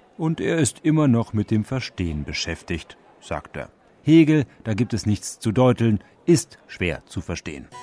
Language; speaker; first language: German; native; German